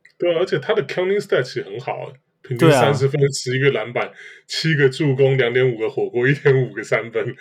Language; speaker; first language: Chinese; native; Chinese